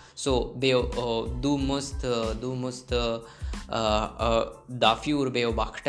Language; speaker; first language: German; non-native, learner; Hindi